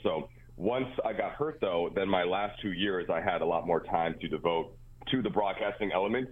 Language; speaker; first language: English; native; English